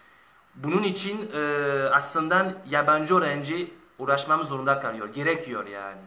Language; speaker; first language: Turkish; non-native, learner; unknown